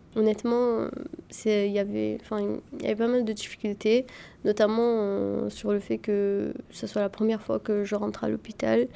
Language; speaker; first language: French; early bilingual, other home language; Arabic